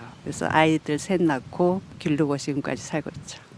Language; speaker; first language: Korean; native; Korean